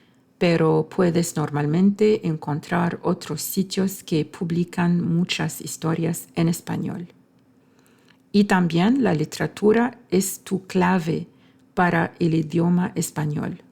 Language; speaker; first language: Spanish; non-native, fluent; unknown